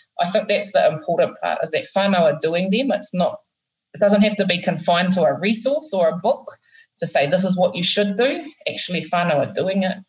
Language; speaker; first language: English; native; English